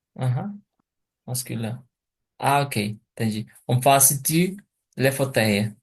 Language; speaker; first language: French; non-native, learner; Portuguese